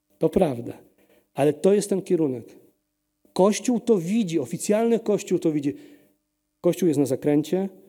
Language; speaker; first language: Polish; early bilingual, heritage; Polish